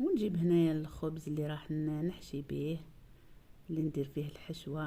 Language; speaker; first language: Arabic; native; Arabic